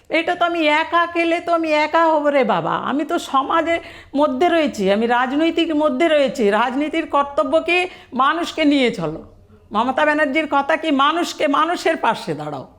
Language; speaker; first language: Bangla; non-native, fluent; Telugu